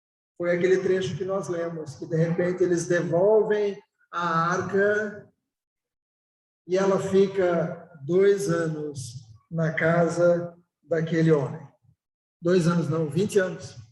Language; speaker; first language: Portuguese; native; Portuguese